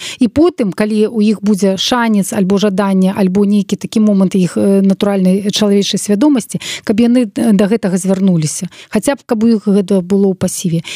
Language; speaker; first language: Belarusian; non-native, local second language; Russian